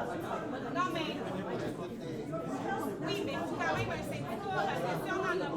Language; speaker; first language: French; native; French